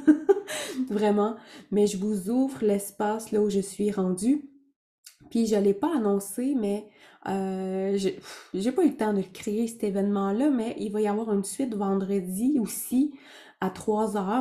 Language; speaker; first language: French; native; French